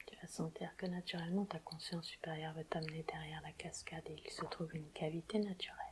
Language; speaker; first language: French; native; French